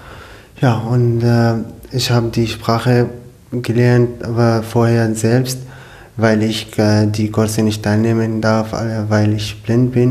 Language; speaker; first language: German; non-native, learner; Arabic